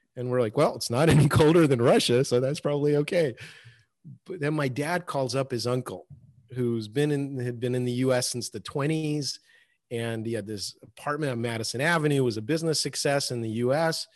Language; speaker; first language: English; early bilingual, other home language; Russian